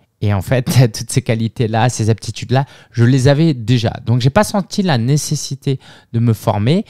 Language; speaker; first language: French; native; French